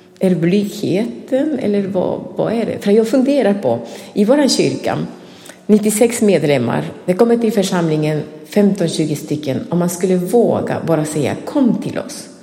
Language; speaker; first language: Swedish; non-native, fluent; Spanish